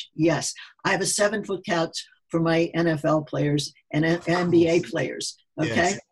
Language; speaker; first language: English; native; English